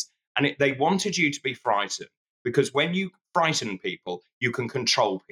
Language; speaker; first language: English; native; English